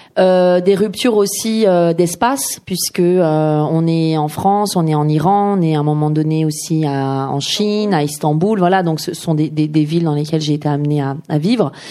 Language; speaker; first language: French; early bilingual, other home language; Persian